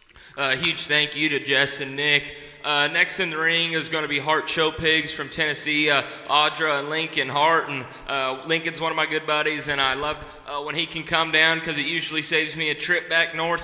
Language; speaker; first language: English; native; English